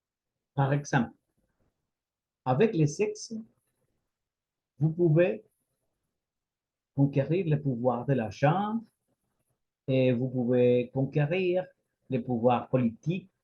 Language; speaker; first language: French; non-native, fluent; Spanish